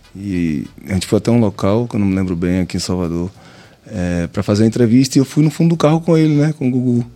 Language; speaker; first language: Portuguese; native; Portuguese